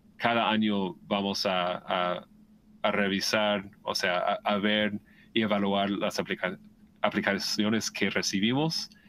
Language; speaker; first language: Spanish; non-native, fluent; English